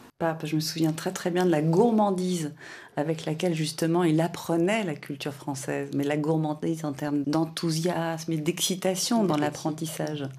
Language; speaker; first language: French; native; French